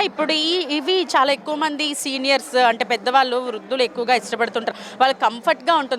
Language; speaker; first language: Telugu; native; Telugu